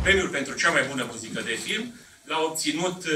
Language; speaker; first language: Romanian; native; Romanian